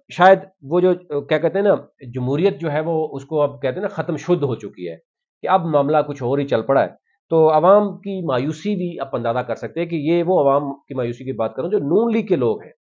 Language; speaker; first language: Urdu; non-native, local second language; Punjabi